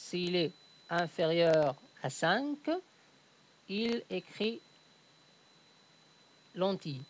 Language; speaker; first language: French; native; French